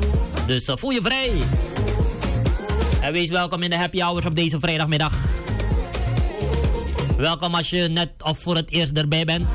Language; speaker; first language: Dutch; native; Dutch